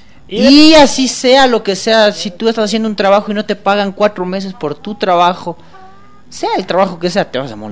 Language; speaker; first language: Spanish; native; Spanish